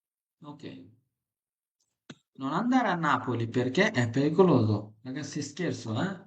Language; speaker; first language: Italian; non-native, fluent; Bangla